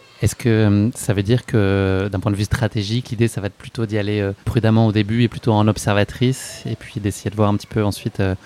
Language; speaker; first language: French; native; French